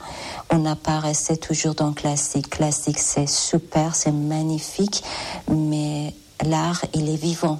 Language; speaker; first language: French; non-native, fluent; Persian